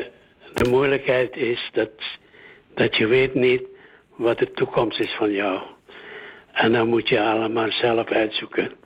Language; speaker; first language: Dutch; early bilingual, other home language; Indonesian